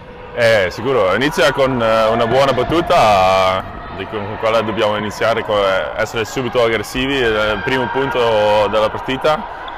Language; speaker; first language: Italian; non-native, fluent; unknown